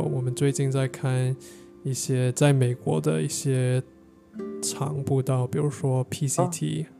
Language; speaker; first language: Chinese; non-native, learner; English